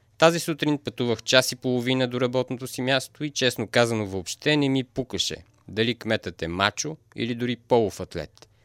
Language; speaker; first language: Bulgarian; native; Bulgarian